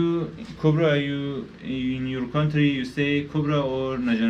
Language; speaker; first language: English; non-native, learner; Persian